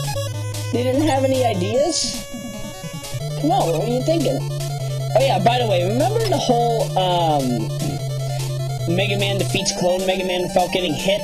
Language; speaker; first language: English; native; English